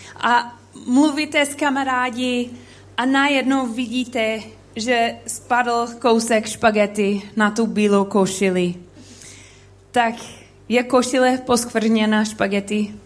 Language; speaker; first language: Czech; non-native, learner; English